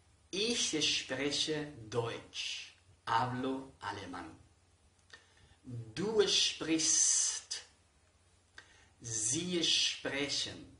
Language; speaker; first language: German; non-native, fluent; Spanish